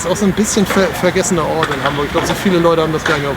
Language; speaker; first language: German; native; German